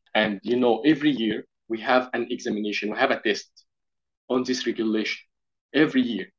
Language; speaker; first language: English; non-native, learner; Arabic